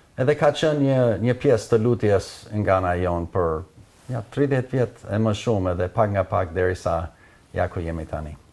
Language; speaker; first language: Albanian; non-native, fluent; English